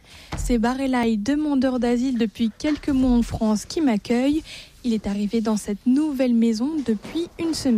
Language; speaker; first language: French; native; French